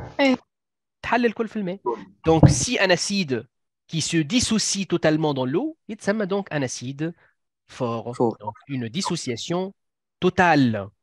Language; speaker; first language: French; non-native, local second language; Arabic